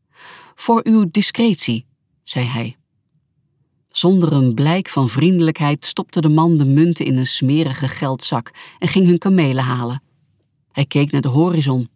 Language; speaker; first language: Dutch; native; Dutch